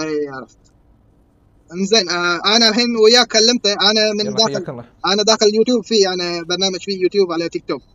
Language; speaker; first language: Arabic; non-native, learner; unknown